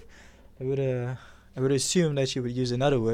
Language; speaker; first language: English; non-native, local second language; Malay